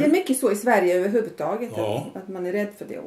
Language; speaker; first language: Swedish; non-native, fluent; Latvian